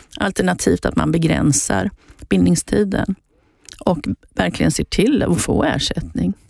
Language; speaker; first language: Swedish; native; Swedish